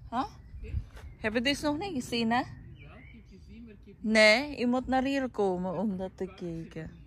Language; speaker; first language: Dutch; non-native, fluent; Filipino